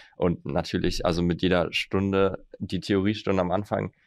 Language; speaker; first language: German; native; German